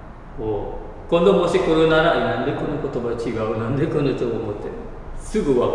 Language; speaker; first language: Japanese; non-native, learner; Indonesian